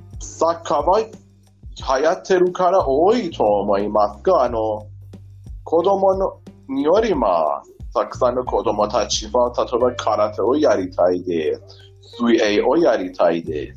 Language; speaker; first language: Japanese; non-native, learner; Persian